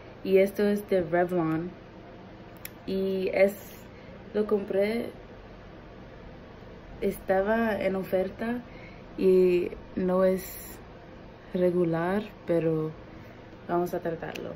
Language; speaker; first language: Spanish; early bilingual, heritage; Spanish